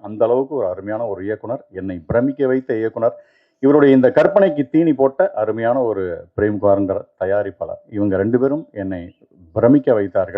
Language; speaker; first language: Tamil; native; Tamil